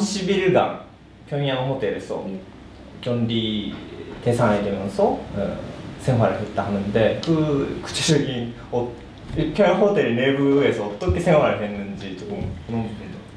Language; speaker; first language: Korean; early bilingual, heritage; Korean